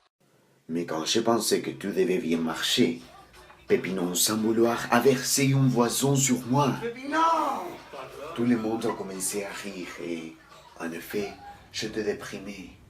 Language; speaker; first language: French; non-native, learner; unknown